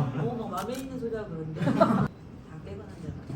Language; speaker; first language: Korean; native; Korean